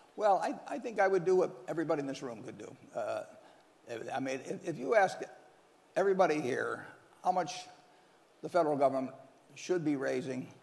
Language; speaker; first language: English; native; English